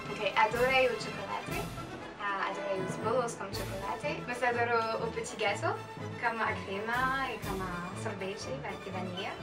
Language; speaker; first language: Portuguese; non-native, learner; French